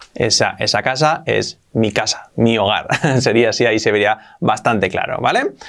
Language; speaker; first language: Spanish; native; Spanish